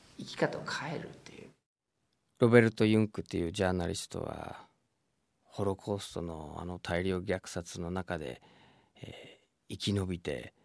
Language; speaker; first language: Japanese; non-native, fluent; English